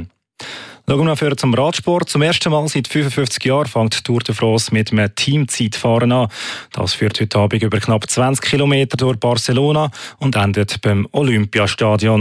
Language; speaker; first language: German; native; German